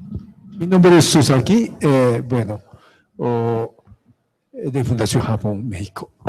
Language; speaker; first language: Spanish; non-native, fluent; Japanese